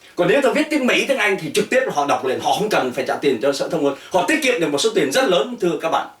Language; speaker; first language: Vietnamese; native; Vietnamese